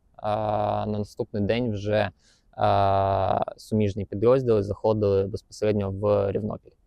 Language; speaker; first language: Ukrainian; native; Ukrainian